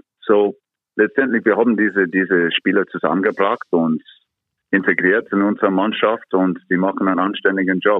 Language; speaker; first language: German; non-native, fluent; English